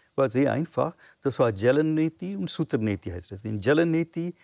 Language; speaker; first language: German; non-native, fluent; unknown